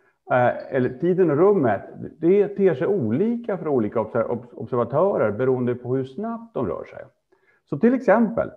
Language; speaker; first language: Swedish; native; Swedish